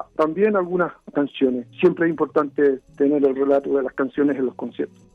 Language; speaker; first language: Spanish; native; Spanish